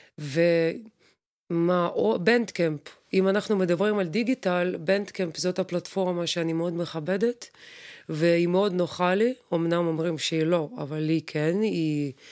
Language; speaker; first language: Hebrew; non-native, fluent; Russian